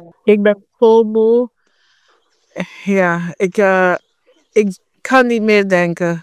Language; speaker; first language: Dutch; non-native, fluent; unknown